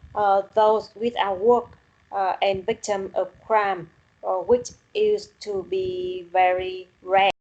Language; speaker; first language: English; non-native, learner; Vietnamese